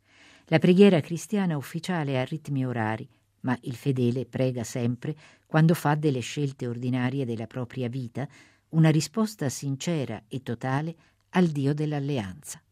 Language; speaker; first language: Italian; native; Italian